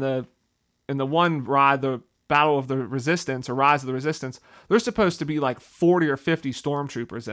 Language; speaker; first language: English; native; English